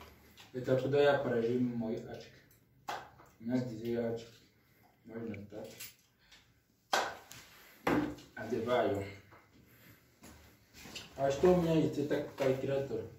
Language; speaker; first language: Russian; non-native, learner; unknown